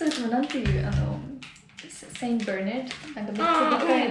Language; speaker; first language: Japanese; non-native, fluent; Italian